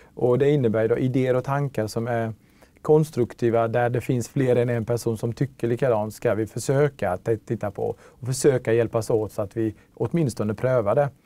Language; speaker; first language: Swedish; early bilingual, other home language; Tigrinya